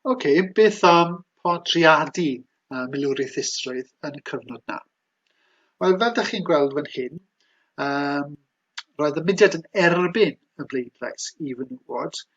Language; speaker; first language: Welsh; native; Welsh